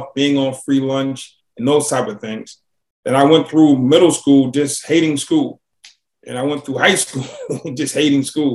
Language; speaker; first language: English; native; English